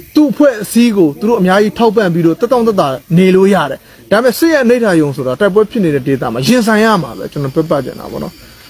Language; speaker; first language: Burmese; non-native, local second language; S'gaw Karen